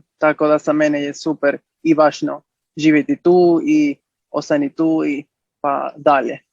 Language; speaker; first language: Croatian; early bilingual, heritage; Spanish